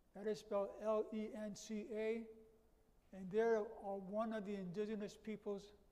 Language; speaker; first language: English; native; English